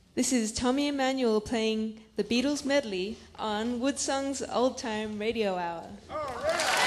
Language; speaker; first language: English; native; English